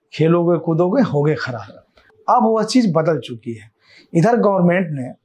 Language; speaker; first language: Hindi; native; Hindi